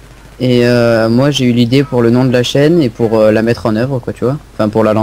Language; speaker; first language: French; native; French